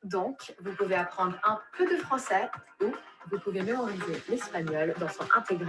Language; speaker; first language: French; non-native, learner; English